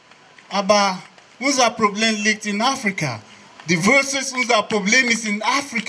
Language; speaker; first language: German; non-native, fluent; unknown